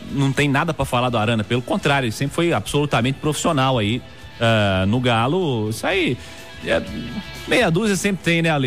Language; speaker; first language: Portuguese; native; Portuguese